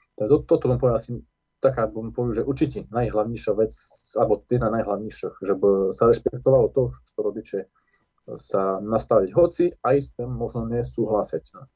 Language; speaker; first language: Slovak; non-native, local second language; Rusyn